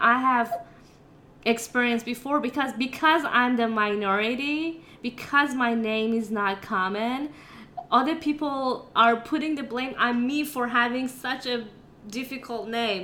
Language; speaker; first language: English; non-native, fluent; Persian